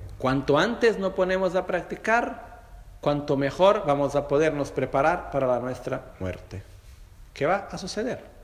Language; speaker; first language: Spanish; non-native, fluent; Portuguese